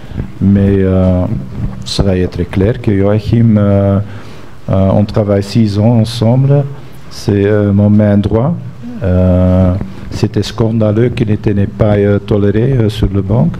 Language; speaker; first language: French; non-native, fluent; Dutch